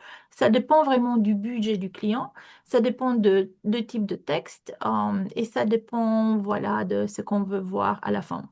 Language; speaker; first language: French; non-native, fluent; Romanian